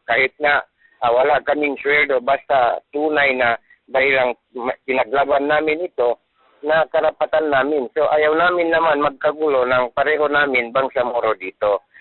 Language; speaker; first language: Filipino; non-native, local second language; Maguindanaon